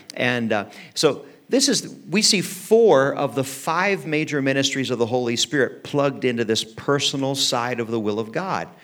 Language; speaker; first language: English; native; English